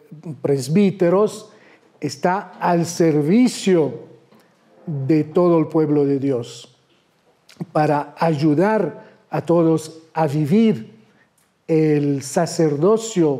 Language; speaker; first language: Spanish; non-native, fluent; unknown